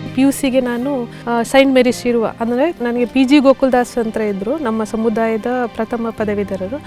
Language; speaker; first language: Kannada; native; Kannada